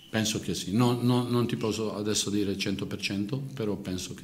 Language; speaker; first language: Italian; non-native, fluent; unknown